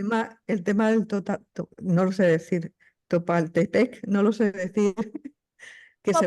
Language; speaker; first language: Spanish; native; Spanish